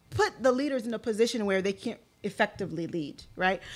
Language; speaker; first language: English; early bilingual, other home language; Haitian Creole